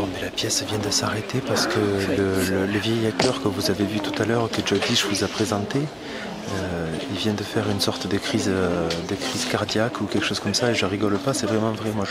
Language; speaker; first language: French; native; French